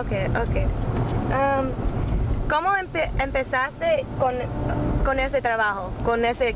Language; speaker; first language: Spanish; non-native, learner; English